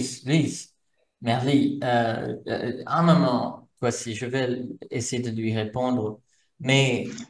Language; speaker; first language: French; non-native, fluent; Portuguese